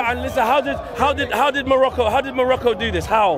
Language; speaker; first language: English; native; English